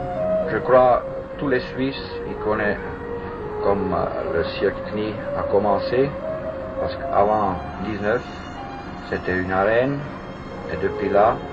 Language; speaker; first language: French; non-native, fluent; German